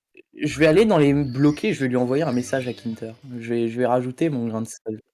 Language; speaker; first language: French; native; French